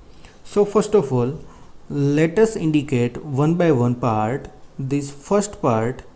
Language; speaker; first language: English; non-native, local second language; Gujarati